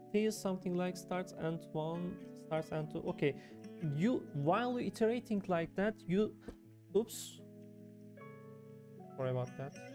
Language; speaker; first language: English; non-native, fluent; Turkish